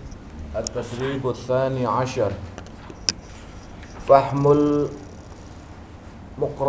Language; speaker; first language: Arabic; non-native, learner; Indonesian